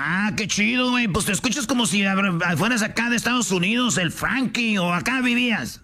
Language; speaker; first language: Spanish; native; Spanish